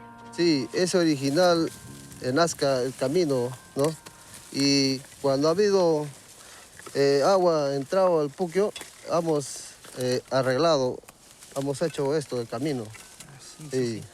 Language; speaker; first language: Spanish; native; Spanish